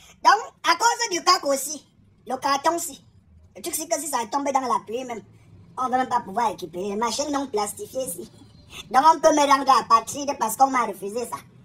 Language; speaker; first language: French; non-native, local second language; English